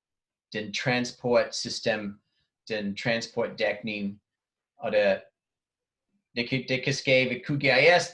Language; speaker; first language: Danish; non-native, fluent; English